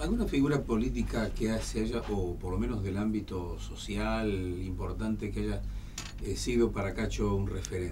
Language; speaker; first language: Spanish; native; Spanish